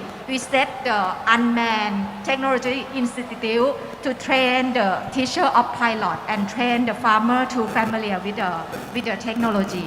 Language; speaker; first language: English; non-native, learner; Thai